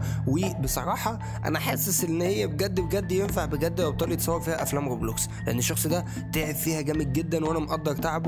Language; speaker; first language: Arabic; native; Arabic